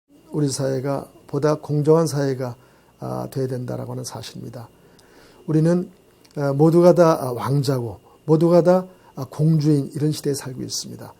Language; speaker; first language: Korean; native; Korean